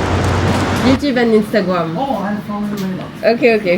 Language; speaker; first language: English; non-native, learner; French